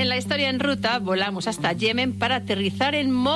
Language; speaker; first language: Spanish; native; Spanish